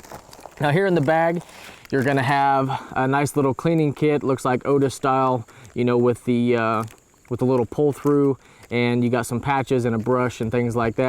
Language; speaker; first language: English; native; English